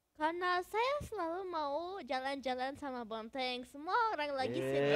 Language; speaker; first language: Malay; non-native, learner; German